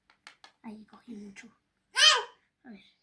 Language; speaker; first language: Spanish; early bilingual, other home language; Bangla